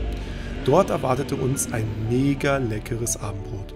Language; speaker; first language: German; native; German